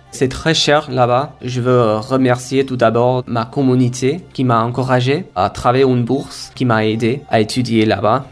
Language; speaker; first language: French; non-native, fluent; Kodava